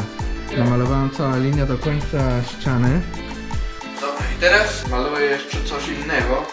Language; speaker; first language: Polish; non-native, learner; Spanish